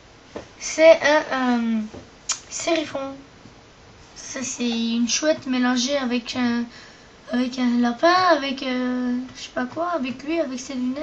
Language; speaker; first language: French; native; French